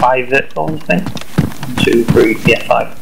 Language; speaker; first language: English; native; English